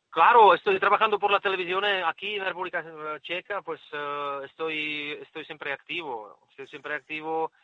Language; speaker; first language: Spanish; non-native, fluent; Czech